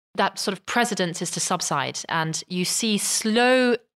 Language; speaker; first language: English; native; English